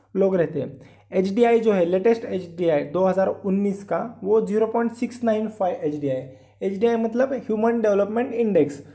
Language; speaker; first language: Hindi; non-native, local second language; Marathi